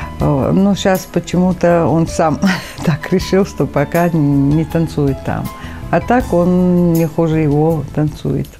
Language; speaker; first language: Russian; non-native, local second language; Georgian